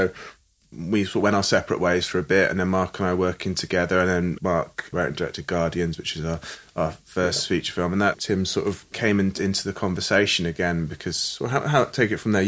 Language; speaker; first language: English; native; English